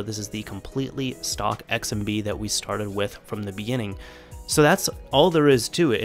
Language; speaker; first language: English; native; English